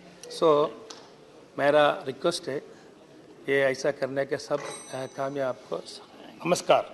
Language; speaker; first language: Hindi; non-native, learner; Malayalam